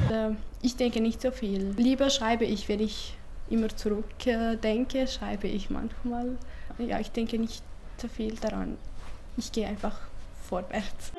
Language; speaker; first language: German; non-native, learner; Arabic